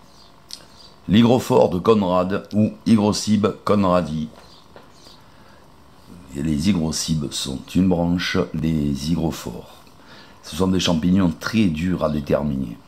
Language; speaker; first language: French; native; French